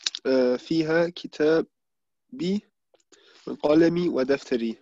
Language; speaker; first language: Arabic; non-native, learner; German